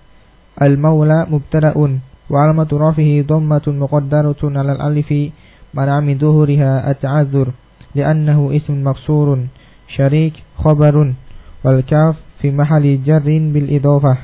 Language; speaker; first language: Arabic; non-native, learner; Indonesian